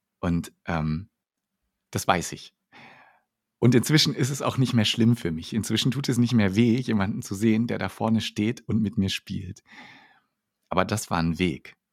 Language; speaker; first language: German; native; German